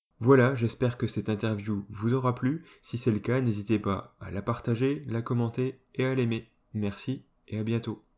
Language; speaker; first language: French; native; French